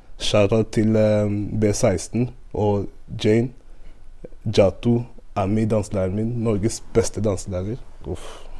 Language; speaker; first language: Norwegian; native; Norwegian